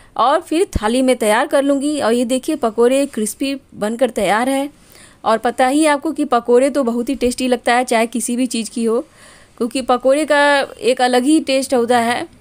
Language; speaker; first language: Hindi; native; Hindi